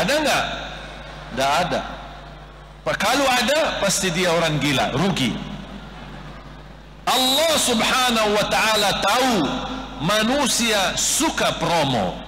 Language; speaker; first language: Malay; non-native, fluent; Arabic